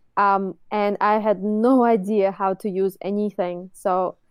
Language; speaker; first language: English; non-native, fluent; Russian